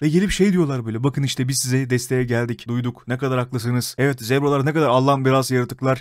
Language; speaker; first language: Turkish; native; Turkish